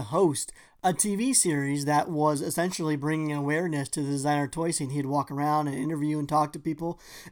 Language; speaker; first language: English; native; English